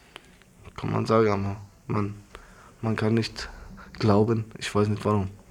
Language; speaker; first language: German; non-native, learner; Arabic